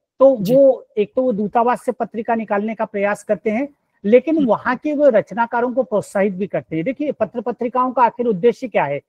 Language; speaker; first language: Hindi; native; Hindi